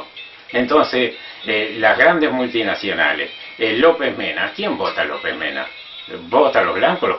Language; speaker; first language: Spanish; native; Spanish